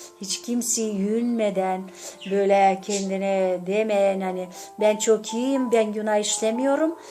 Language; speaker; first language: Turkish; non-native, learner; Gagauz